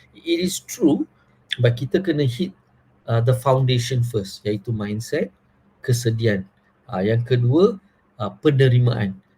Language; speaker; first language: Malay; non-native, local second language; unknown